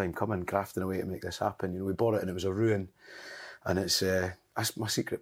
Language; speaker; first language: English; native; English